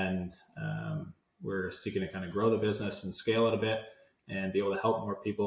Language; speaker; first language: English; native; English